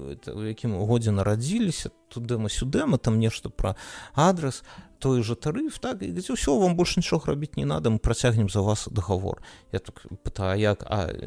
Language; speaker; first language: Belarusian; non-native, local second language; Russian